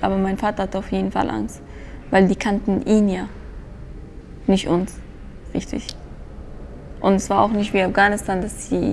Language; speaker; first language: German; early bilingual, other home language; Persian